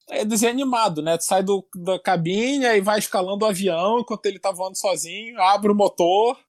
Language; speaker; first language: Portuguese; native; Portuguese